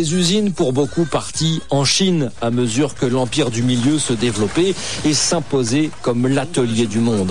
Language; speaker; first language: French; native; French